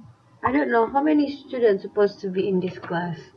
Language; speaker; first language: English; non-native, fluent; Indonesian